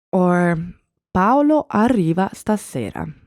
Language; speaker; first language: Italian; non-native, fluent; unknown